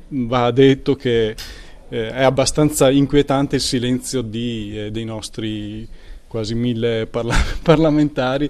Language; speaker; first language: Italian; native; Italian